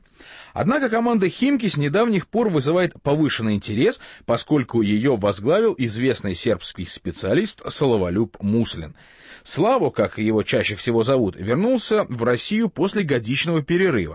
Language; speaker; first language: Russian; native; Russian